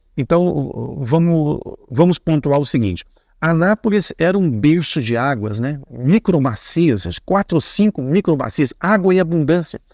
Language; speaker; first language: Portuguese; native; Portuguese